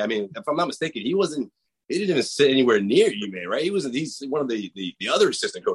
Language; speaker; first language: English; native; English